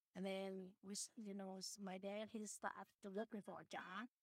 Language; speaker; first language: English; early bilingual, other home language; Vietnamese